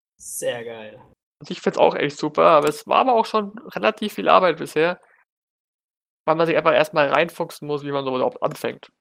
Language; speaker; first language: German; native; German